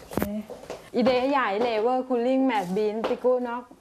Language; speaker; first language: Danish; non-native, learner; Thai